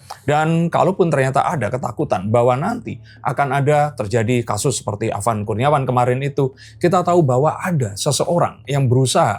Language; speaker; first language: Indonesian; native; Indonesian